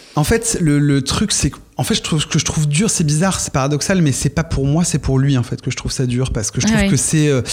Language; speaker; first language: French; native; French